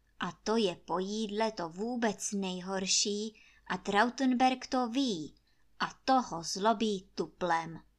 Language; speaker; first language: Czech; native; Czech